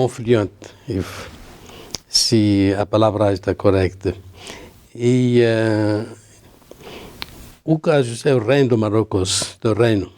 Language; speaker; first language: Portuguese; non-native, learner; Arabic